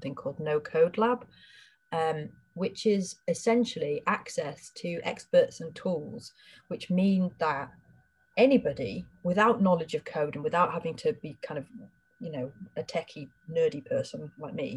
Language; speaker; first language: English; native; English